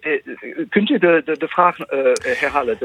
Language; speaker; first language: Dutch; non-native, fluent; English